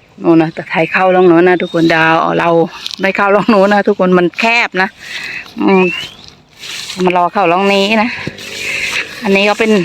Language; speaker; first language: Thai; non-native, local second language; Northeastern Thai